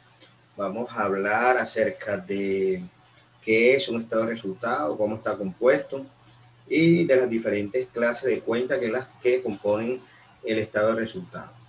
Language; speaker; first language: Spanish; native; Spanish